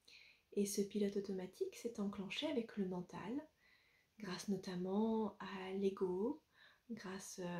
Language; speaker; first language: French; native; French